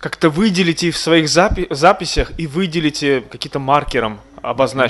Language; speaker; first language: Russian; native; Russian